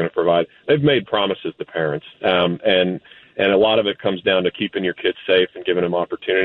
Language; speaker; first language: English; native; English